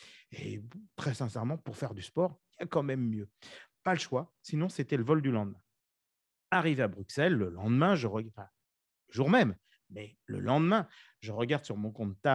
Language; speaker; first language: French; native; French